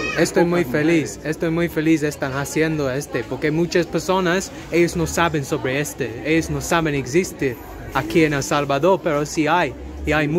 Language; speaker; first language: Spanish; non-native, learner; English